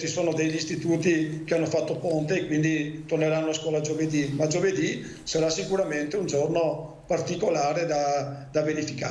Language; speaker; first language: Italian; native; Italian